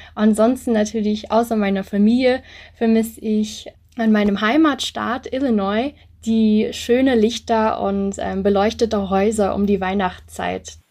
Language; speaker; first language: German; early bilingual, other home language; English